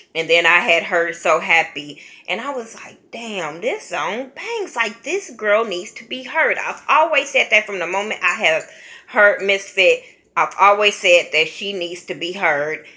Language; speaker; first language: English; native; English